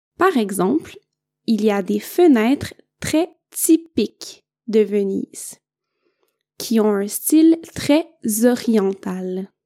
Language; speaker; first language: French; native; French